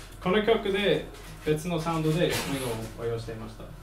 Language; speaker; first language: Japanese; non-native, learner; English